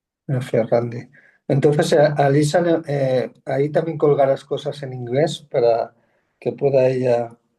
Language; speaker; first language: Spanish; native; Spanish